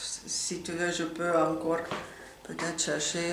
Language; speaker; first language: French; non-native, fluent; Hungarian